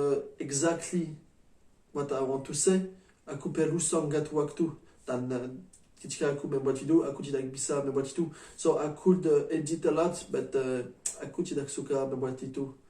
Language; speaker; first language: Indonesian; non-native, learner; French